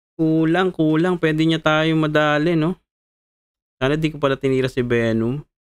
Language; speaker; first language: Filipino; native; Filipino